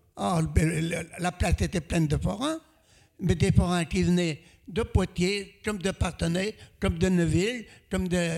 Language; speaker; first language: French; native; French